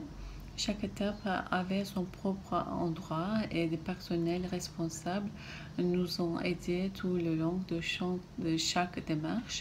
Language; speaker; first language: French; non-native, fluent; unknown